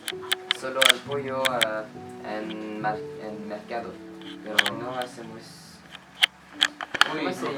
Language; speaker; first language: Spanish; non-native, learner; French